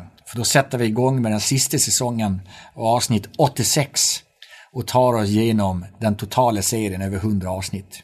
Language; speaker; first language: Swedish; native; Swedish